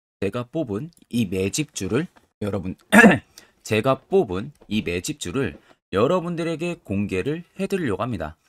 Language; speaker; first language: Korean; native; Korean